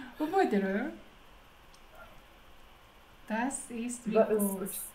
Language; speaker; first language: German; non-native, learner; Japanese